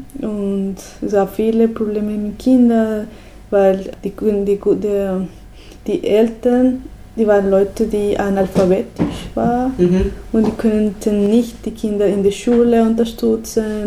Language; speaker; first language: German; non-native, learner; Spanish